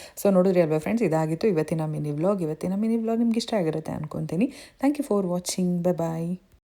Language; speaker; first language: Kannada; native; Kannada